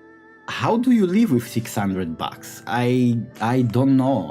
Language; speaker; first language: English; non-native, fluent; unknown